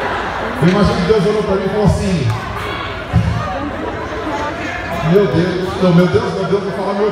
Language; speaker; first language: Portuguese; native; Portuguese